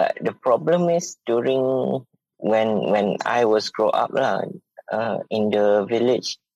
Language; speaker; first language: English; non-native, local second language; Malay